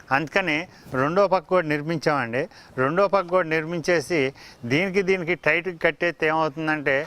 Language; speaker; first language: Telugu; native; Telugu